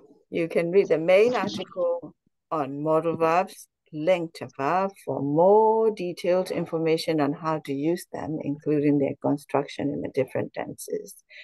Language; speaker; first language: English; non-native, fluent; Burmese